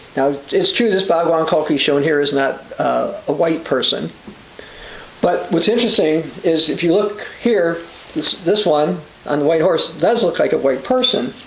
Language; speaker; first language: English; native; English